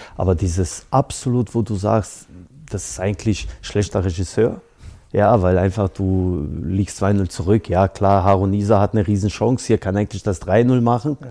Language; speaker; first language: German; early bilingual, other home language; Bosnian